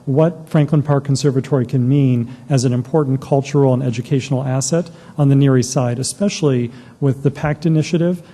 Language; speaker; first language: English; native; English